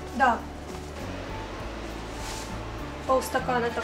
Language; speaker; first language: Russian; native; Russian